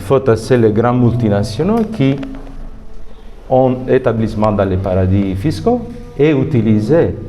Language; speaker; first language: French; non-native, fluent; Italian